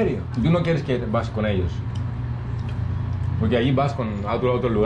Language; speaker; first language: Spanish; non-native, learner; Greek